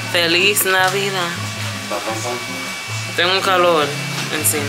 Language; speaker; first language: Spanish; early bilingual, heritage; Spanish